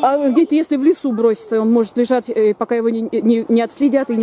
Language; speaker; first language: Russian; native; Russian